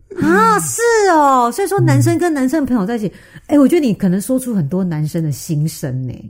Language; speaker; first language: Chinese; native; Chinese